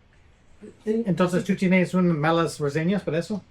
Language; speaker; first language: Spanish; non-native, learner; English